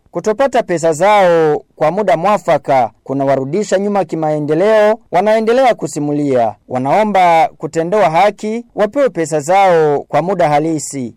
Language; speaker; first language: Swahili; non-native, local second language; Rundi